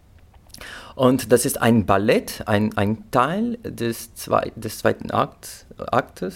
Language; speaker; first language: German; non-native, fluent; Portuguese